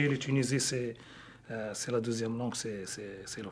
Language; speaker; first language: French; non-native, local second language; Arabic